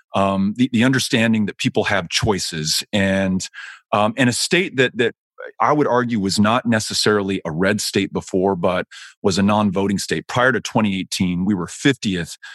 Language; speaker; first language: English; native; English